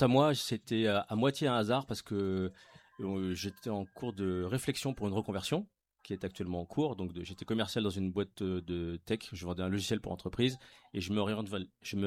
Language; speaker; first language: French; native; French